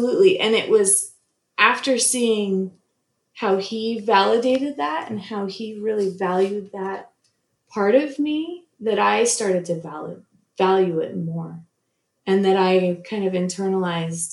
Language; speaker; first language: English; native; English